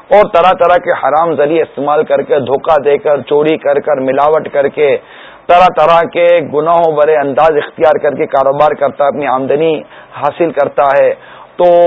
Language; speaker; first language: Urdu; native; Urdu